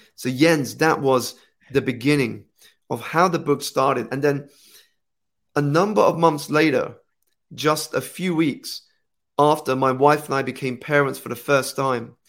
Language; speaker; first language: English; native; English